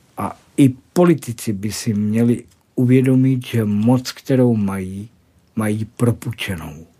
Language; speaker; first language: Czech; native; Czech